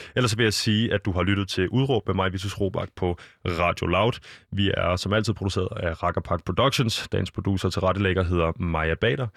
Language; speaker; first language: Danish; native; Danish